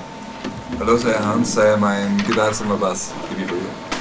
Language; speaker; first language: Indonesian; non-native, learner; German